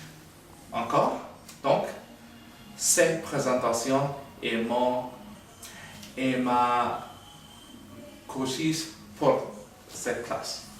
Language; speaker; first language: French; non-native, learner; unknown